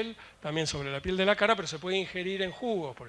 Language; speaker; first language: Spanish; native; Spanish